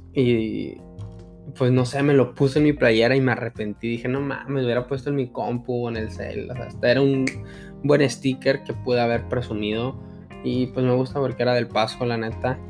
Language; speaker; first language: Spanish; early bilingual, heritage; Spanish